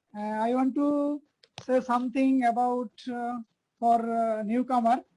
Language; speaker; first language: English; non-native, learner; Bangla